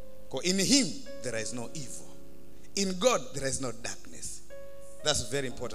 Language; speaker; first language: English; non-native, local second language; Swahili